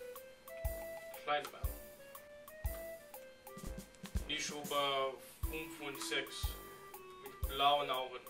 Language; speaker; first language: German; non-native, learner; English